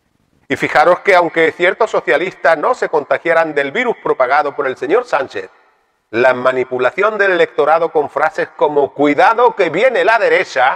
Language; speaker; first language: Spanish; native; Spanish